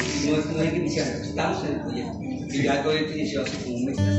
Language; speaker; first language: Spanish; native; Spanish